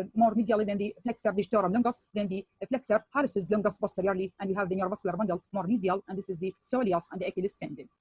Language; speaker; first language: English; non-native, fluent; Arabic